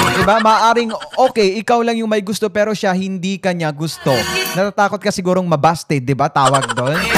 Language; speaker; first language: Filipino; non-native, local second language; Waray